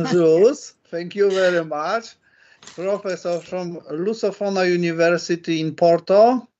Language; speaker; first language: English; non-native, learner; Polish